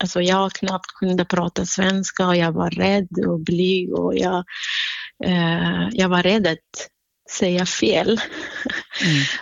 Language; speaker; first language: Swedish; non-native, fluent; Central Kurdish